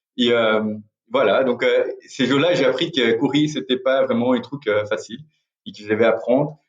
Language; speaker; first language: French; non-native, fluent; Portuguese